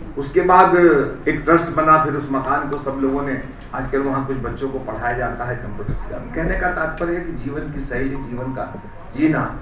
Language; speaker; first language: Hindi; native; Hindi